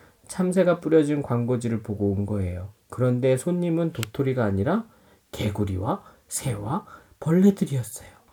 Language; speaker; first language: Korean; native; Korean